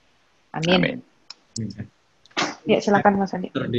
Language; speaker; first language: Indonesian; native; Indonesian